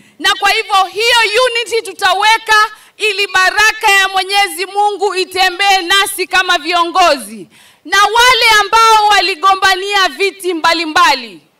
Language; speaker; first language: Swahili; non-native, local second language; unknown